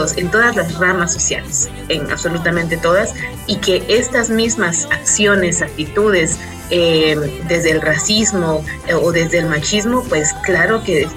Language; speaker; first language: Spanish; non-native, local second language; Kaqchikel